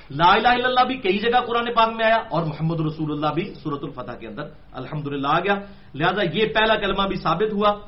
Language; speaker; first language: Urdu; native; Urdu